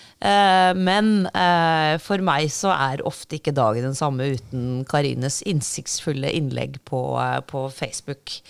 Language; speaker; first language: Norwegian; native; Norwegian